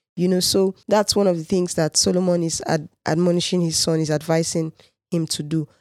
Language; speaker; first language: English; non-native, local second language; Yoruba